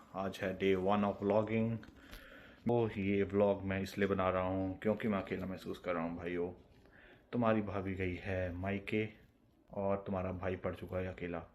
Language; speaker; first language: Hindi; non-native, local second language; Punjabi